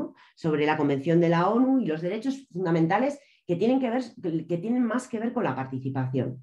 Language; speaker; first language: Spanish; native; Spanish